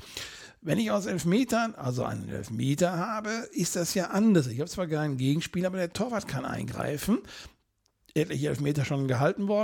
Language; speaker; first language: German; native; German